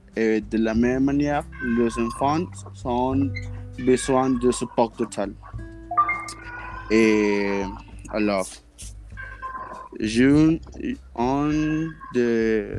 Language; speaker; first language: French; non-native, learner; Spanish